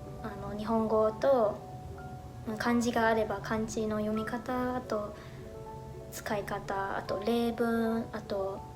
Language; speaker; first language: Japanese; non-native, fluent; Chinese